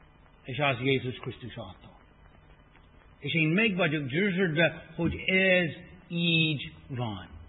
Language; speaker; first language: Hungarian; non-native, fluent; English